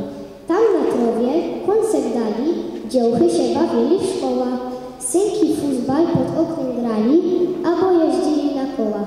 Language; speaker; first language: Polish; native; Polish